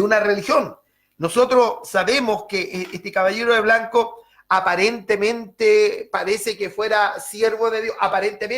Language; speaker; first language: Spanish; native; Spanish